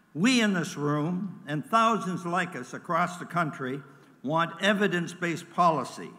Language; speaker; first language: English; native; English